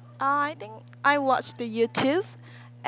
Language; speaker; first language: English; non-native, learner; Korean